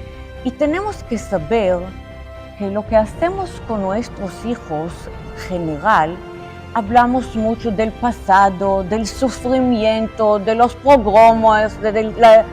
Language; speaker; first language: Spanish; non-native, fluent; Hebrew